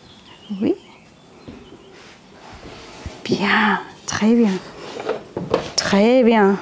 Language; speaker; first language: French; non-native, learner; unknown